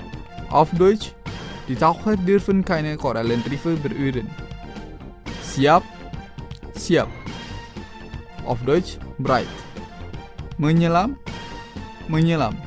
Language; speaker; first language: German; non-native, fluent; Indonesian